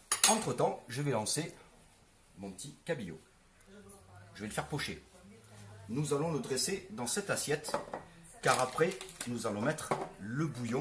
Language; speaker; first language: French; native; French